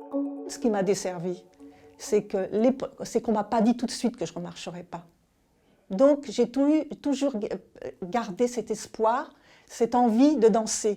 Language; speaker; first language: French; native; French